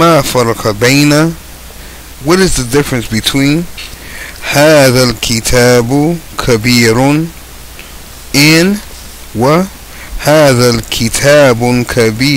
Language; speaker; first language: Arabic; non-native, fluent; English